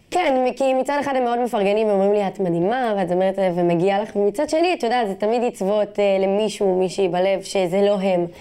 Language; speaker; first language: Hebrew; non-native, local second language; Arabic